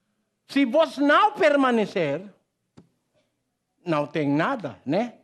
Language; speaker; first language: Portuguese; non-native, learner; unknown